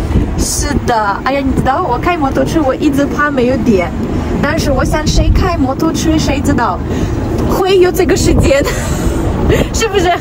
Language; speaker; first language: Chinese; non-native, learner; Ukrainian